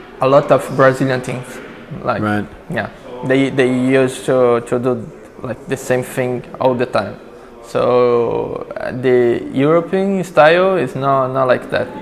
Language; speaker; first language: English; non-native, learner; Portuguese